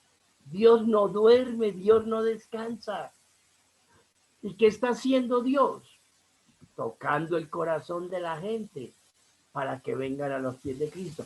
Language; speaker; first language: Spanish; native; Spanish